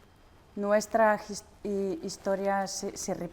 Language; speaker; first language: Spanish; non-native, learner; Russian